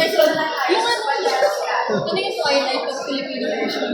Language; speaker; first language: Filipino; native; Filipino